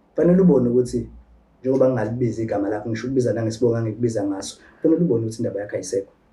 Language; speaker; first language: Zulu; native; Zulu